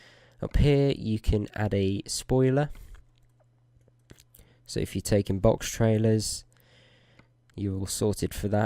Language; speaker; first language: English; native; English